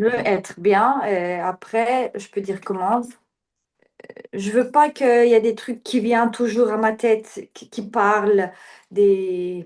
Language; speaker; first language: French; non-native, learner; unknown